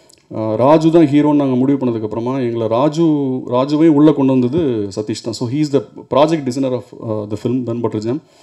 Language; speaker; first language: Tamil; native; Tamil